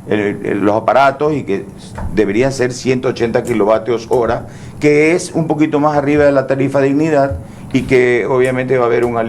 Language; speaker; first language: Spanish; native; Spanish